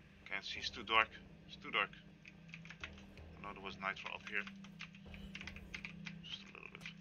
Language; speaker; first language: English; non-native, fluent; Dutch